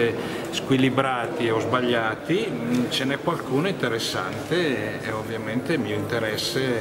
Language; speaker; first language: Italian; native; Italian